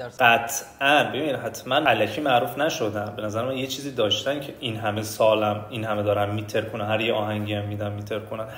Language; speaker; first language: Persian; non-native, local second language; Turkmen